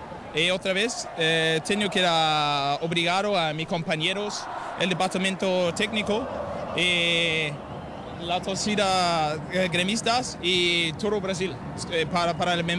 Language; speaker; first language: Spanish; non-native, learner; Danish